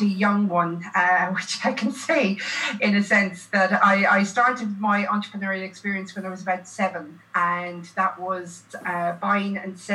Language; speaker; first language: English; native; English